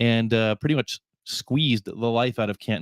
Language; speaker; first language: English; native; English